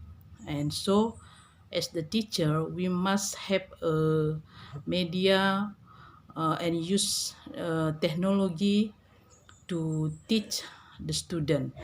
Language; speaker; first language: English; non-native, learner; Indonesian